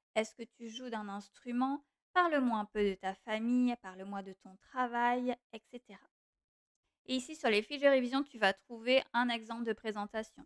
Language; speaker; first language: French; non-native, fluent; Portuguese